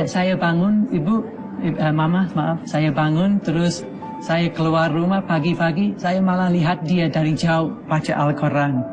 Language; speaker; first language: Indonesian; non-native, fluent; English